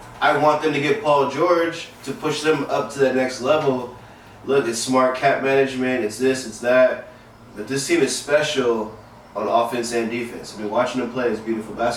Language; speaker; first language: English; native; English